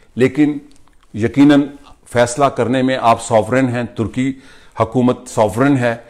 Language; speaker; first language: Urdu; non-native, local second language; Punjabi